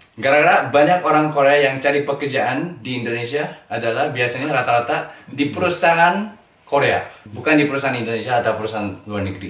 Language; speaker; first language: Indonesian; non-native, fluent; Korean